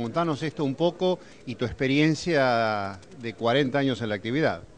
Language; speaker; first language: Spanish; native; Spanish